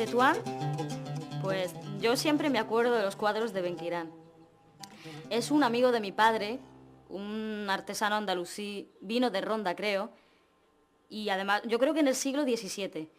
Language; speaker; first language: Spanish; non-native, fluent; Arabic